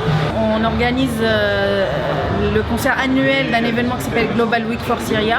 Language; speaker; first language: French; native; French